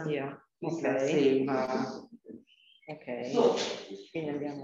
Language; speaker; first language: English; non-native, learner; Italian